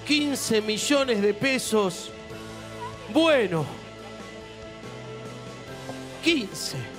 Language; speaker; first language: Spanish; native; Spanish